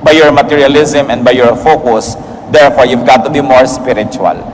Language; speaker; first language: English; non-native, local second language; Filipino